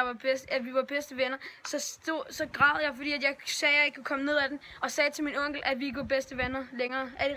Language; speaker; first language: Danish; native; Danish